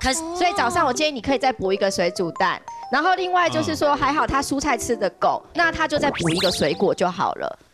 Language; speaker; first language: Chinese; native; Chinese